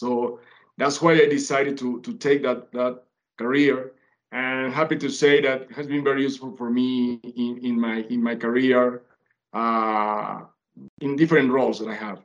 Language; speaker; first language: English; non-native, fluent; Spanish